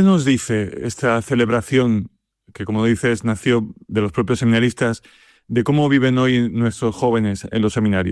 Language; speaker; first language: Spanish; native; Spanish